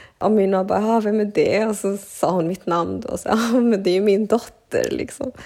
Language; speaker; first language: Swedish; early bilingual, other home language; Spanish